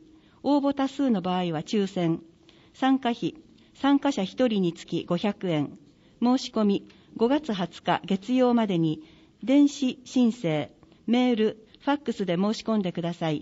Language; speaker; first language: Japanese; native; Japanese